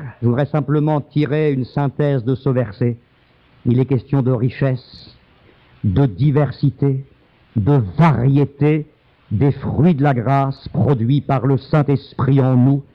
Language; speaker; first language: French; native; French